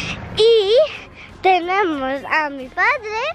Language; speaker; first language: Spanish; early bilingual, heritage; English